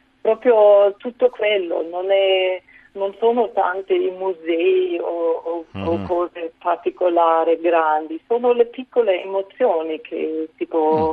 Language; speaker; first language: Italian; non-native, fluent; German